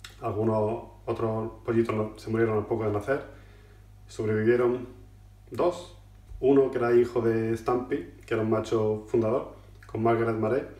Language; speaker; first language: Spanish; native; Spanish